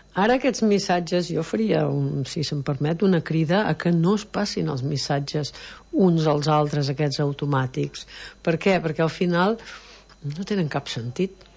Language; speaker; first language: Catalan; native; Catalan